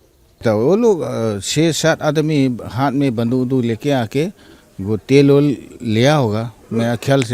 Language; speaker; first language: Hindi; non-native, local second language; Manipuri